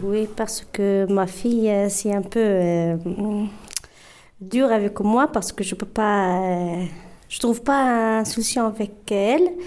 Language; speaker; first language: French; non-native, learner; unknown